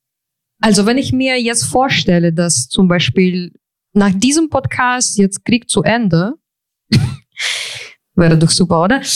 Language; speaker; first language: German; non-native, fluent; Ukrainian